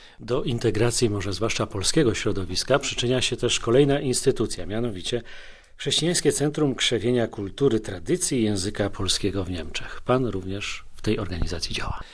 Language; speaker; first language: Polish; native; Polish